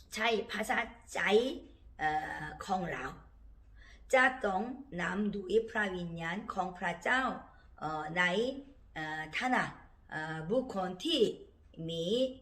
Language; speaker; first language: Thai; non-native, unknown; Korean